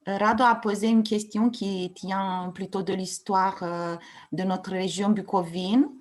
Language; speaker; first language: French; non-native, fluent; Romanian